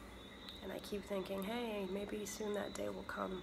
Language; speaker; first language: English; native; English